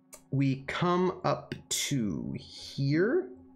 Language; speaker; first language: English; native; English